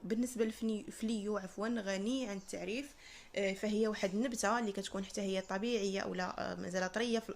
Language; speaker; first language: Arabic; native; Arabic